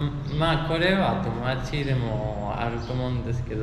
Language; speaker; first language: Japanese; non-native, fluent; Spanish